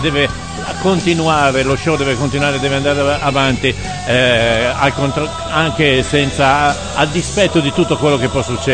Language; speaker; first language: Italian; native; Italian